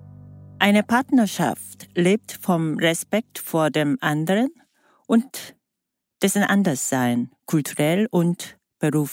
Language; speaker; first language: German; non-native, fluent; Korean